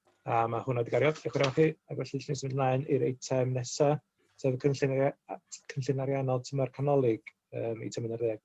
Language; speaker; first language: Welsh; native; Welsh